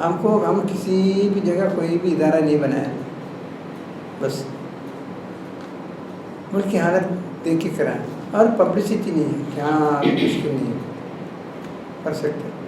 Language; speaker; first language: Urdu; non-native, local second language; Malayalam